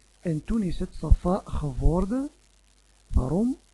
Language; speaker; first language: Dutch; non-native, fluent; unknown